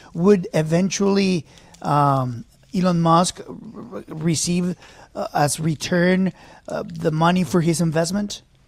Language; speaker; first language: English; non-native, fluent; Spanish